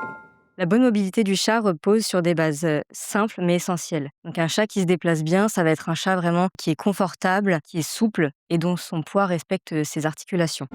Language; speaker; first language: French; native; French